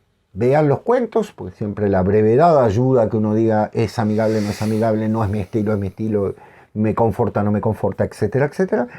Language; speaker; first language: Spanish; native; Spanish